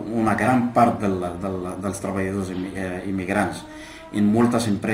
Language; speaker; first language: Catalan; non-native, fluent; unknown